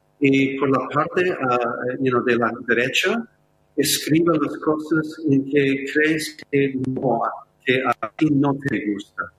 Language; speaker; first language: Spanish; non-native, fluent; English